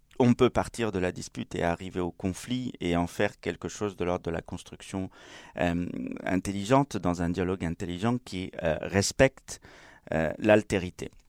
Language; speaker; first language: French; non-native, fluent; Spanish